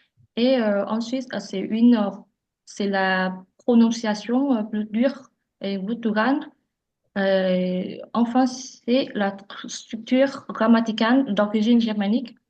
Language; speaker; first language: French; non-native, learner; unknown